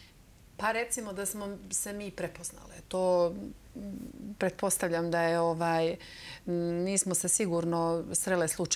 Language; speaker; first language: Serbian; native; Serbian